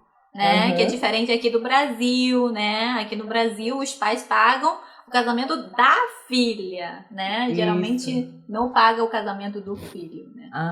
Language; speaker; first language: Portuguese; non-native, fluent; Chinese